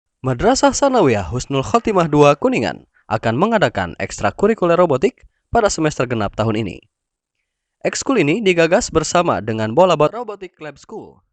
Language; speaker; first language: Indonesian; native; Indonesian